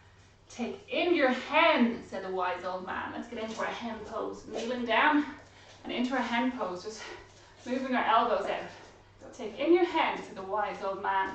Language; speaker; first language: English; native; English